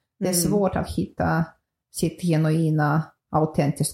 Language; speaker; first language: Swedish; non-native, fluent; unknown